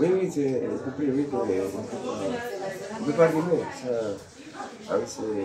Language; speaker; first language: French; non-native, learner; Spanish